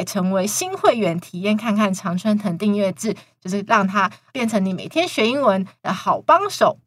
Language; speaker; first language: Chinese; native; Chinese